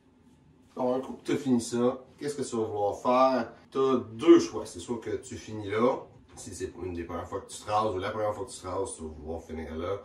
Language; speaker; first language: French; native; French